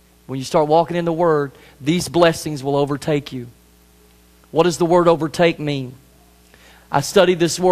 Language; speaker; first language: English; native; English